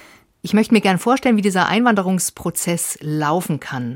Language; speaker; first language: German; native; German